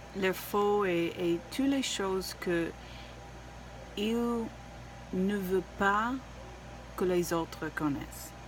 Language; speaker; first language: French; non-native, learner; English